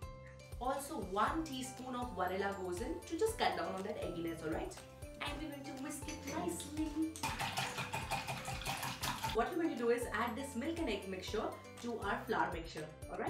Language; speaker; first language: English; non-native, local second language; Hindi